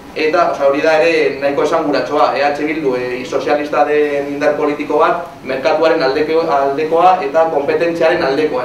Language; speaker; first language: Basque; non-native, local second language; Spanish